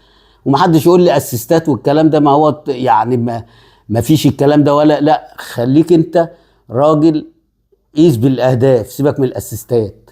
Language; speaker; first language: Arabic; native; Arabic